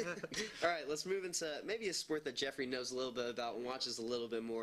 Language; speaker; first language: English; native; English